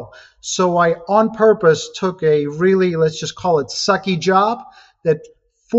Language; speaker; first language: English; non-native, fluent; Ukrainian